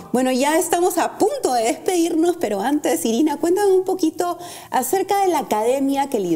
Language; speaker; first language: Spanish; native; Spanish